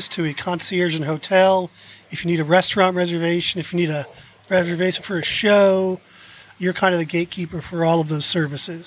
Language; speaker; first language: English; native; English